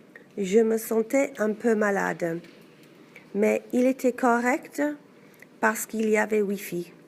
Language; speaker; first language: French; non-native, learner; English